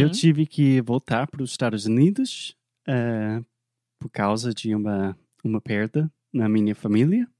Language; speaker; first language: Portuguese; non-native, fluent; English